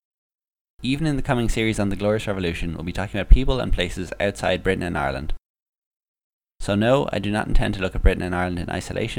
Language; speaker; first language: English; native; English